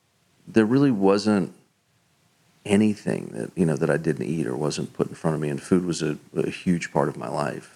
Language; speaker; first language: English; native; English